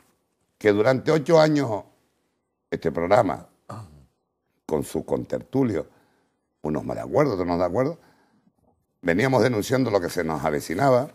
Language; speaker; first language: Spanish; native; Spanish